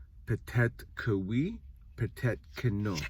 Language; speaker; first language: French; non-native, learner; English